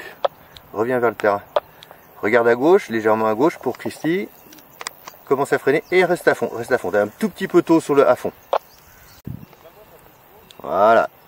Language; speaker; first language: French; native; French